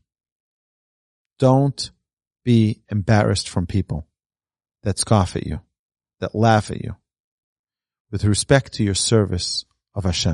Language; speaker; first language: English; native; English